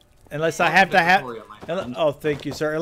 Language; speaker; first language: English; native; English